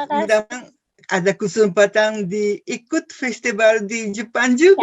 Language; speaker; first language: Indonesian; non-native, fluent; Japanese